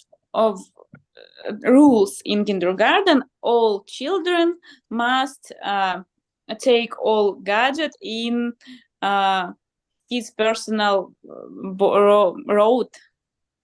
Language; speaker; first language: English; non-native, learner; Russian